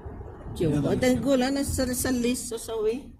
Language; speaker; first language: Arabic; non-native, learner; Filipino